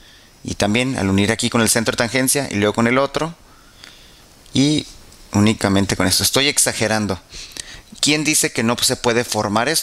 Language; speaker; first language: Spanish; native; Spanish